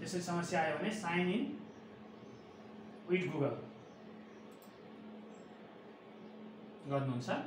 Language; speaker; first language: Nepali; native; Nepali